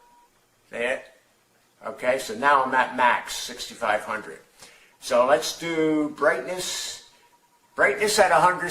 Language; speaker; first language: English; native; English